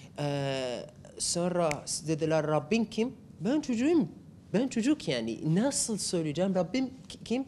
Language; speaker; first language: Turkish; non-native, learner; Arabic